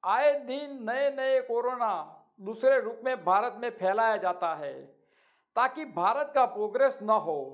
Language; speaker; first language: Hindi; non-native, local second language; Gujarati